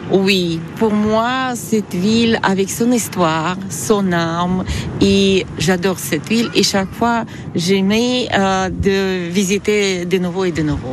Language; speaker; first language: French; non-native, learner; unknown